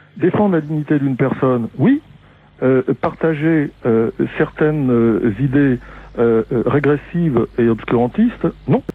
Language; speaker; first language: French; native; French